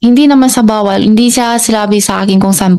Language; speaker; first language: Filipino; non-native, learner; Chinese